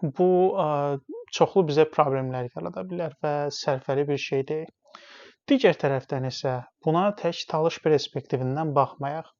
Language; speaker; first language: Azerbaijani; non-native, local second language; Talysh